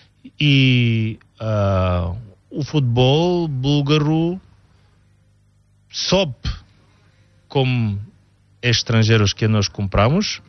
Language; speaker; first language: Portuguese; non-native, fluent; Bulgarian